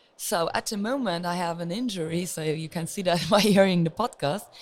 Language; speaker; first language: English; non-native, fluent; Luxembourgish